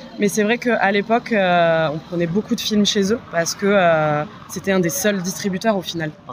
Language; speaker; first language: French; native; French